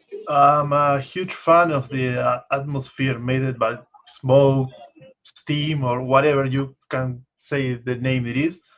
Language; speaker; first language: English; non-native, fluent; Spanish